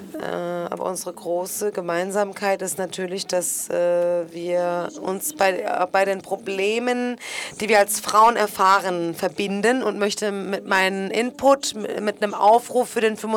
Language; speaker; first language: German; non-native, fluent; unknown